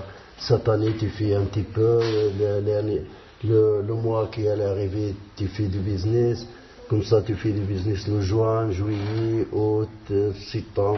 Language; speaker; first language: French; non-native, learner; Arabic